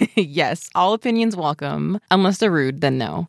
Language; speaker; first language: English; early bilingual, other home language; Spanish